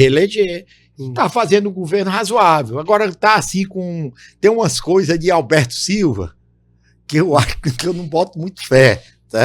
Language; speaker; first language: Portuguese; native; Portuguese